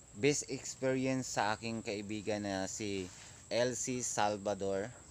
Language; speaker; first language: Filipino; non-native, local second language; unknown